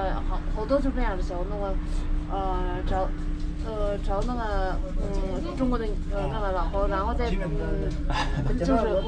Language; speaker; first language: Chinese; non-native, local second language; Tibetan